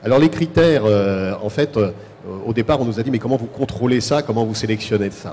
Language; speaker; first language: French; native; French